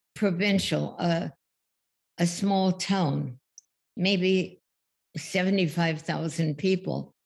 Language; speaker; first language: English; early bilingual, other home language; German